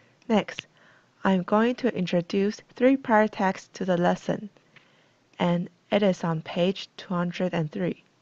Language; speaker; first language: English; non-native, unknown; Chinese